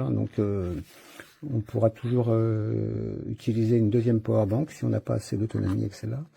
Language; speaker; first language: French; native; French